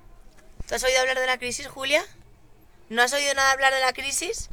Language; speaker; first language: Spanish; native; Spanish